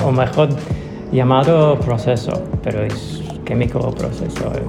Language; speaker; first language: Spanish; non-native, learner; English